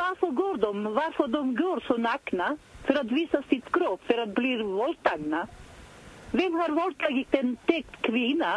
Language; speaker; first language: Swedish; non-native, fluent; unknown